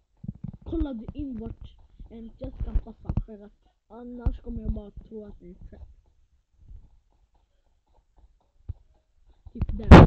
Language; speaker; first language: Swedish; early bilingual, other home language; French